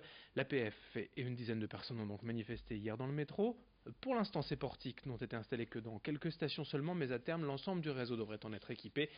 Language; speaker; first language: French; native; French